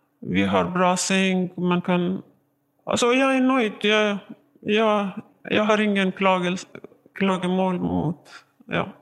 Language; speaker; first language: Swedish; non-native, learner; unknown